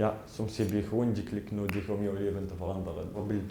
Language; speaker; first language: Dutch; non-native, fluent; Arabic